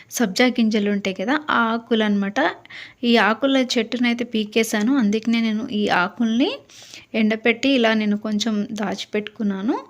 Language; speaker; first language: Telugu; native; Telugu